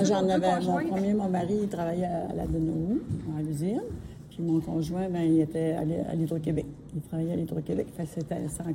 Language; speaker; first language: French; native; French